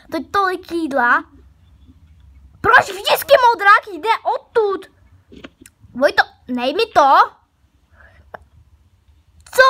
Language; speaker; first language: Czech; early bilingual, other home language; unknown